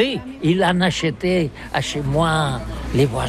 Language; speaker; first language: French; non-native, learner; Catalan